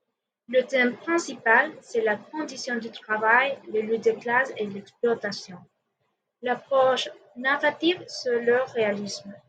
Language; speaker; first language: French; non-native, learner; Spanish